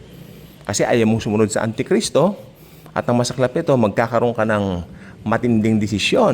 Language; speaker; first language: Filipino; native; Filipino